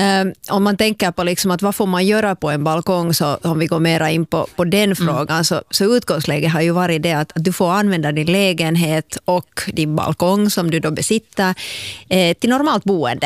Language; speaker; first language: Swedish; native; Swedish